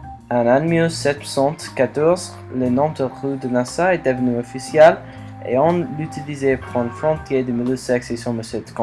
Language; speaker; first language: French; non-native, learner; English